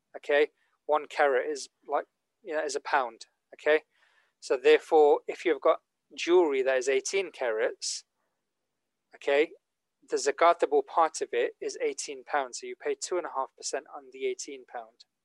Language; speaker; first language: English; native; English